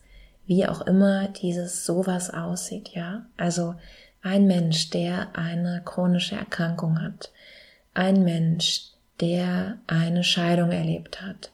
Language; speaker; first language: German; native; German